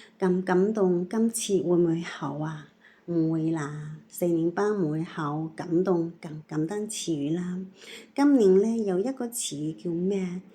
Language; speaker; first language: Cantonese; non-native, fluent; Chinese